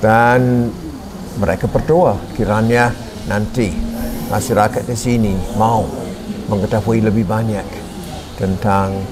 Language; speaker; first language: Indonesian; non-native, fluent; English